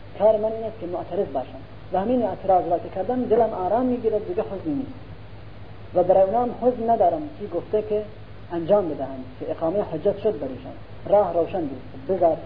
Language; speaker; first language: Persian; non-native, local second language; Central Kurdish